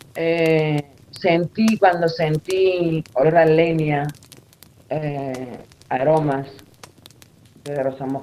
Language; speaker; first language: Spanish; non-native, fluent; Armenian